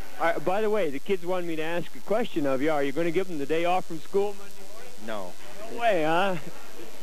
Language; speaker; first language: English; native; English